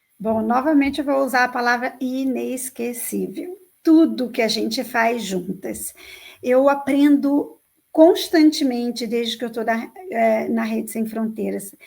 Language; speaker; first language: Portuguese; native; Portuguese